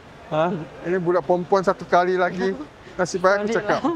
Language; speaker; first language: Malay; non-native, local second language; Chinese